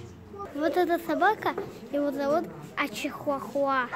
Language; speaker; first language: Russian; early bilingual, other home language; Tajik